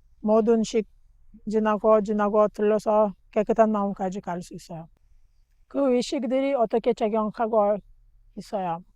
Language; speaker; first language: Korean; non-native, learner; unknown